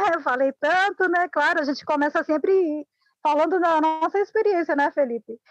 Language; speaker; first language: Portuguese; non-native, fluent; Spanish